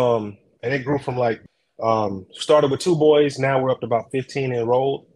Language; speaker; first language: English; native; English